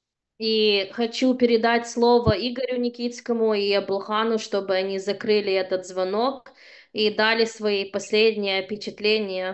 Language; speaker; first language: Russian; early bilingual, heritage; Russian